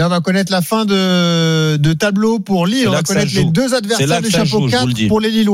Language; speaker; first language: French; native; French